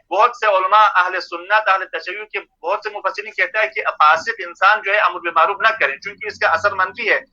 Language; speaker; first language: Urdu; non-native, local second language; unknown